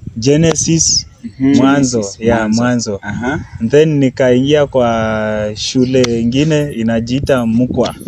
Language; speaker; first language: Swahili; non-native, local second language; Luyia